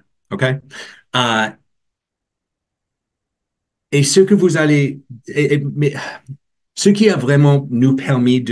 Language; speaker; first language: French; non-native, learner; English